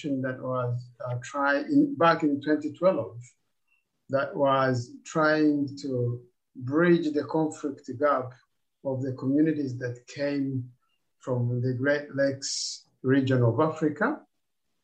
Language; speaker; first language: English; non-native, local second language; Kinyarwanda